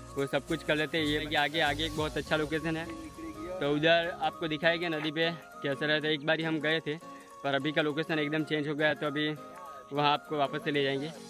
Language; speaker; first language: Hindi; non-native, local second language; Gujarati